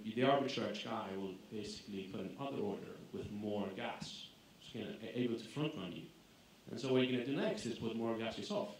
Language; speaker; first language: English; non-native, fluent; Greek